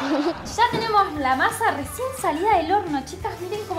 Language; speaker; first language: Spanish; native; Spanish